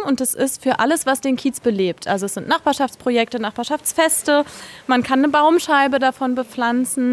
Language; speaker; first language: German; native; German